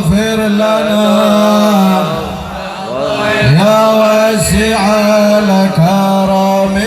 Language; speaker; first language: Indonesian; non-native, local second language; Banjar